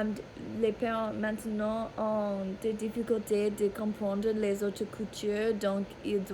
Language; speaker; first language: French; non-native, learner; English